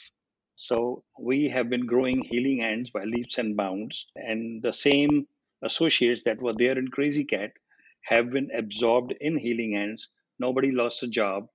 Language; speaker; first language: English; non-native, local second language; Gujarati